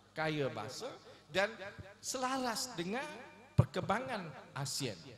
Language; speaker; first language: Malay; native; Malay